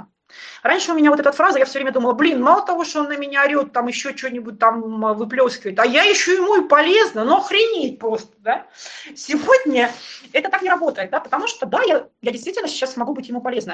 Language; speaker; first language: Russian; native; Russian